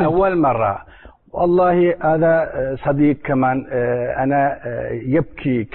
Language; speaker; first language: Arabic; non-native, learner; Turkish